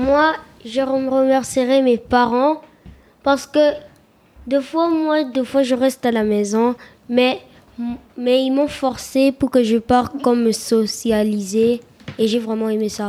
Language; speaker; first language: French; early bilingual, other home language; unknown